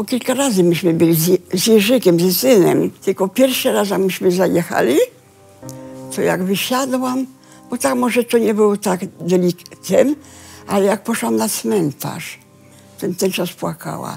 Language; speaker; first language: Polish; early bilingual, heritage; Polish